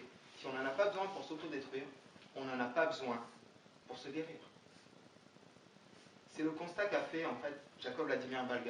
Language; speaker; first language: French; native; French